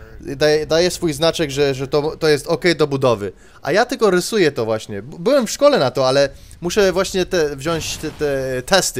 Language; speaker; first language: Polish; early bilingual, heritage; Polish